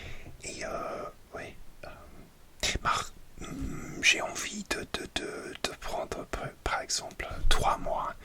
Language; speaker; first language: French; non-native, learner; English